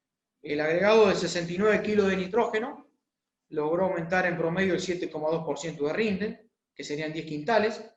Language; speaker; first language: Spanish; native; Spanish